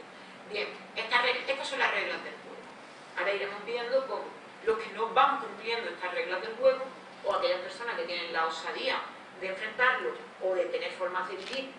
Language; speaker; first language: Spanish; native; Spanish